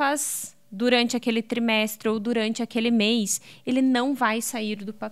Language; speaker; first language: Portuguese; native; Portuguese